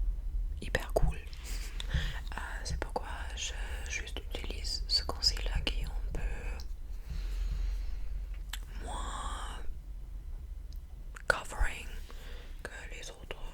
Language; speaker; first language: French; non-native, fluent; English